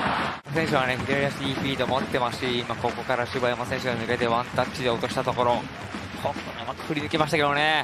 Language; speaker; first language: Japanese; native; Japanese